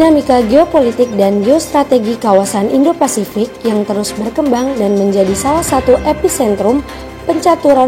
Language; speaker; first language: Indonesian; native; Indonesian